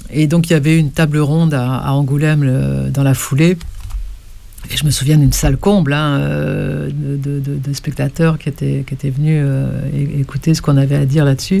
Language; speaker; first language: French; native; French